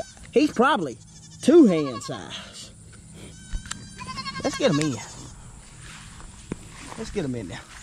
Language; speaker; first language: English; native; English